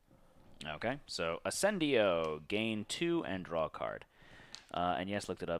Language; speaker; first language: English; native; English